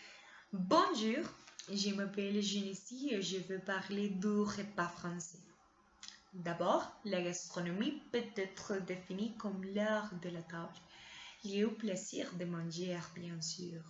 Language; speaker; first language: French; non-native, learner; Spanish